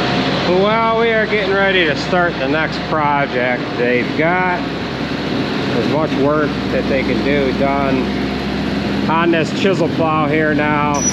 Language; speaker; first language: English; native; English